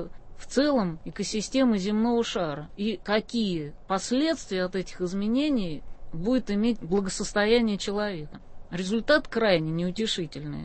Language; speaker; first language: Russian; native; Russian